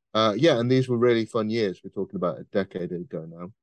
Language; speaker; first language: English; native; English